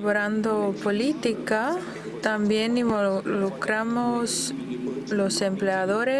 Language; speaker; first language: Spanish; non-native, fluent; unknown